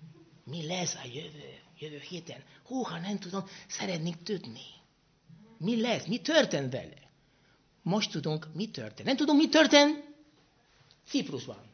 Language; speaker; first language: Hungarian; non-native, fluent; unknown